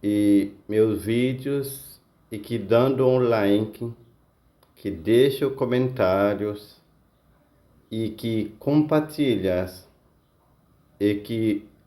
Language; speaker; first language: Portuguese; non-native, learner; Haitian Creole